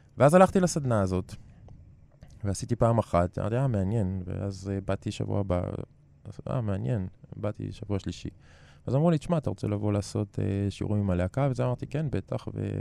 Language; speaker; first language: Hebrew; native; Hebrew